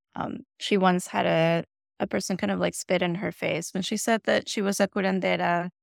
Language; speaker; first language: English; non-native, fluent; Spanish